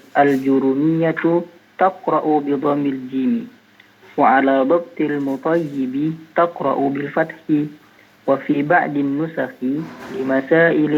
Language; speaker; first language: Arabic; non-native, fluent; Indonesian